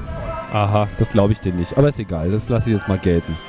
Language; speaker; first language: German; native; German